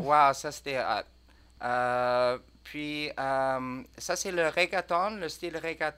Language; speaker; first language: French; non-native, learner; English